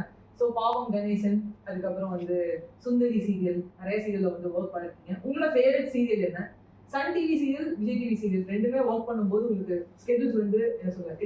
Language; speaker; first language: Tamil; native; Tamil